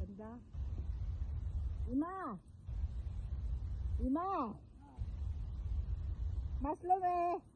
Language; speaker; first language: Hebrew; non-native, learner; Filipino